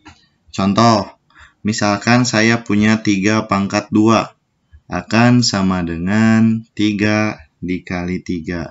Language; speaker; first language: Indonesian; native; Indonesian